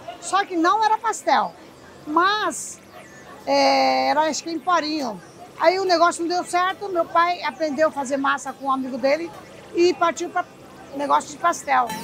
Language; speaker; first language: Portuguese; early bilingual, other home language; Japanese